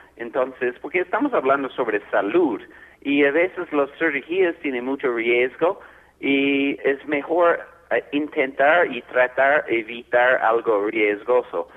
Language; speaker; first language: Spanish; non-native, fluent; English